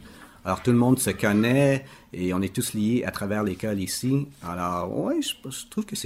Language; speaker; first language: French; native; French